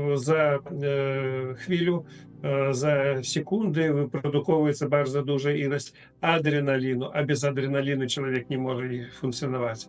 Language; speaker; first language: Polish; non-native, fluent; Russian